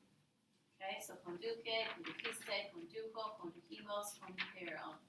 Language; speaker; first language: Spanish; non-native, fluent; English